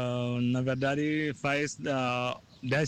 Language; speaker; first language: Portuguese; non-native, learner; Wolof